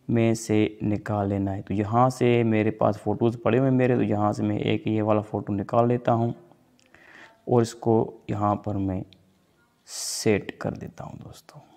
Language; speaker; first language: Urdu; non-native, local second language; Sindhi